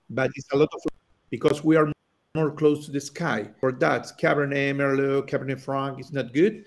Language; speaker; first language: English; non-native, learner; Spanish